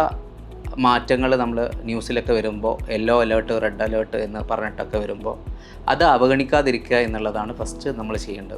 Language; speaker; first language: Malayalam; native; Malayalam